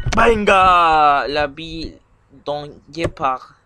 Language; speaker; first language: French; non-native, learner; Spanish